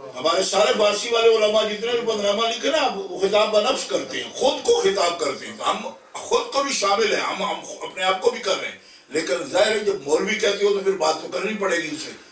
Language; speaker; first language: Urdu; non-native, local second language; Punjabi